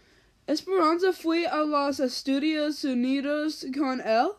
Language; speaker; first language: Spanish; non-native, learner; English